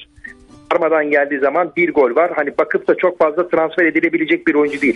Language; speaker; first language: Turkish; native; Turkish